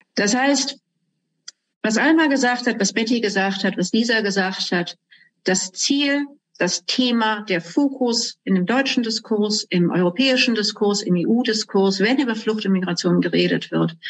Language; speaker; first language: German; native; German